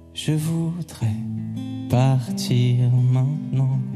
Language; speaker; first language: French; native; French